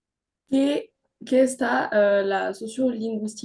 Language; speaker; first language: Spanish; non-native, learner; French